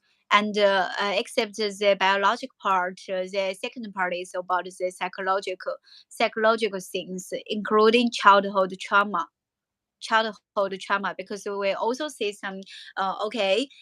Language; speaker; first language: English; non-native, learner; Chinese